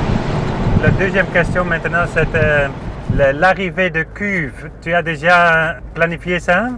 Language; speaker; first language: French; non-native, learner; Dutch